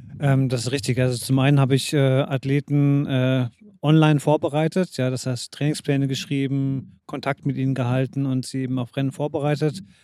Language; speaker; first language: German; native; German